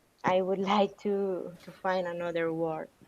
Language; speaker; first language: English; non-native, learner; Spanish